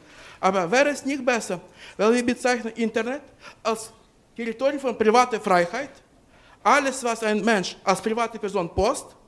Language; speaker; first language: German; non-native, fluent; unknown